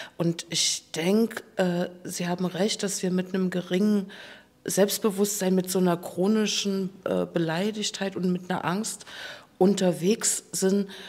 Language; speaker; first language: German; native; German